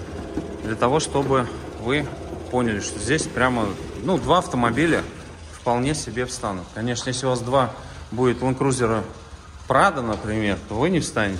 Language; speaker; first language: Russian; native; Russian